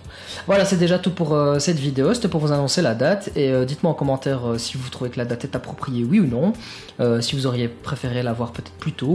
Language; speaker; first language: French; native; French